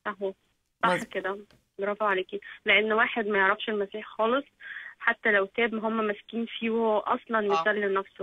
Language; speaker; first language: Arabic; native; Arabic